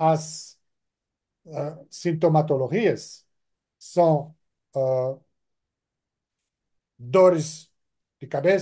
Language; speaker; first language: Portuguese; non-native, fluent; French